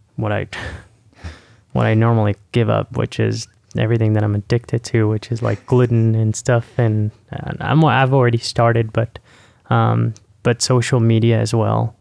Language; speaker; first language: English; non-native, fluent; Spanish